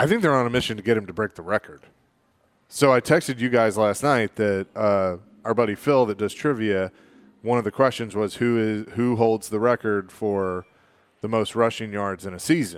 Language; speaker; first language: English; native; English